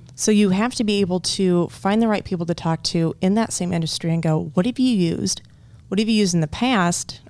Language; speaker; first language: English; native; English